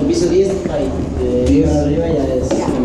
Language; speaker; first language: Spanish; native; Spanish